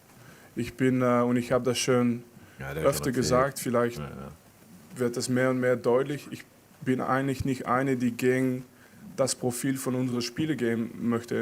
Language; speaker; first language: German; non-native, fluent; French